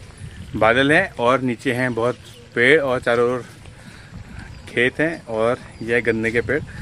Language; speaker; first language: Hindi; native; Hindi